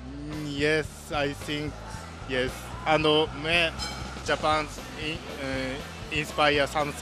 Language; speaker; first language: English; non-native, learner; Japanese